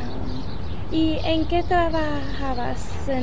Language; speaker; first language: Spanish; early bilingual, heritage; Spanish